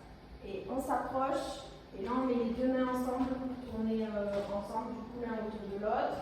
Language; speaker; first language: French; native; French